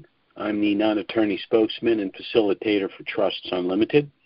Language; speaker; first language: English; native; English